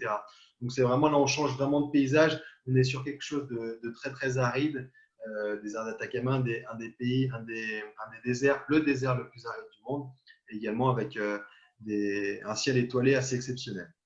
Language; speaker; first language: French; native; French